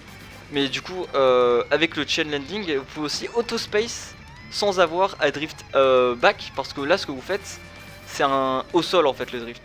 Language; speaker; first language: French; native; French